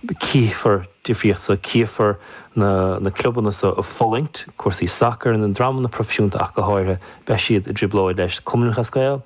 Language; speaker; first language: Irish; native; Irish